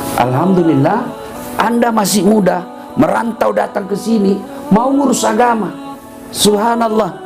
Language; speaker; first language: Indonesian; non-native, local second language; Buginese